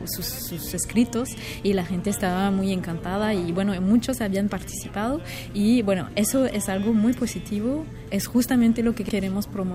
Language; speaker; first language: Spanish; non-native, fluent; French